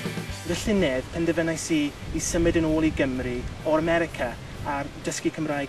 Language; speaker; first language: Welsh; non-native, local second language; English